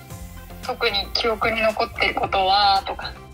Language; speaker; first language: Japanese; native; Japanese